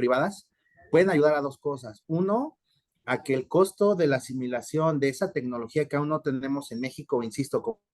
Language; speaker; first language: Spanish; native; Spanish